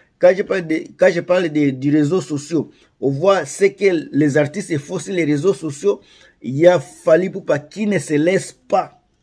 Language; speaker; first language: French; non-native, local second language; Lingala